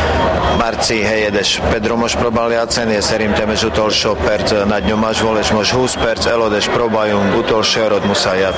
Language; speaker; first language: Hungarian; non-native, learner; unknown